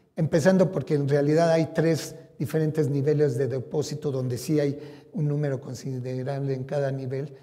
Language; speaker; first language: Spanish; native; Spanish